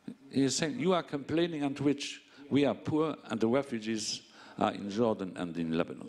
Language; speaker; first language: English; non-native, fluent; Luxembourgish